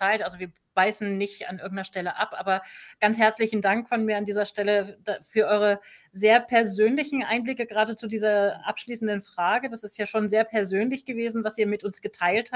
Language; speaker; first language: German; native; German